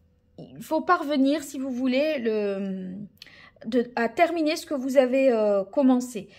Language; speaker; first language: French; native; French